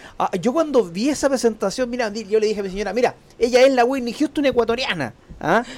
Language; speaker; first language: Spanish; native; Spanish